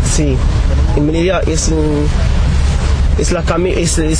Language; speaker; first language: Spanish; non-native, learner; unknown